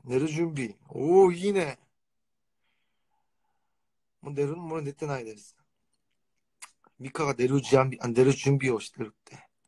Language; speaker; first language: Japanese; non-native, fluent; Korean